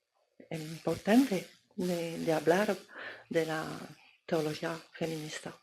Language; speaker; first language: Spanish; non-native, learner; Italian